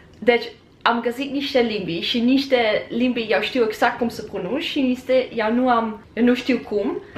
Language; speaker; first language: Romanian; non-native, learner; Dutch